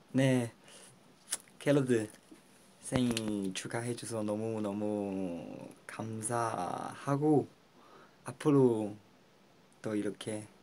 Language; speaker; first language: Korean; non-native, fluent; Chinese